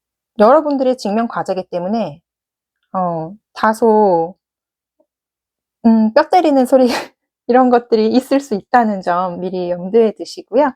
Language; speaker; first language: Korean; native; Korean